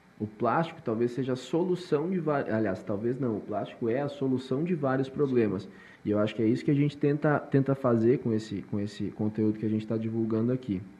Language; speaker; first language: Portuguese; native; Portuguese